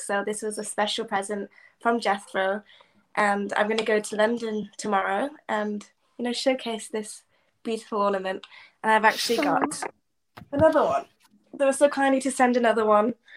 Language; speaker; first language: English; native; English